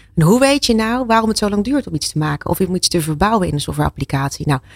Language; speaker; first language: Dutch; native; Dutch